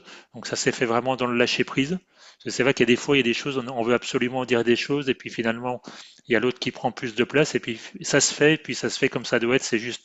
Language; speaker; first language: French; native; French